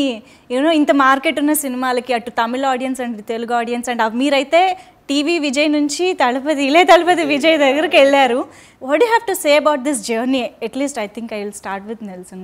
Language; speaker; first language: Telugu; native; Telugu